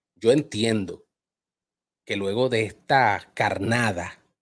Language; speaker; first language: Spanish; native; Spanish